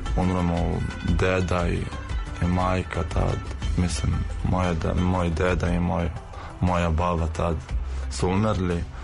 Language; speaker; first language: Serbian; non-native, fluent; Arabic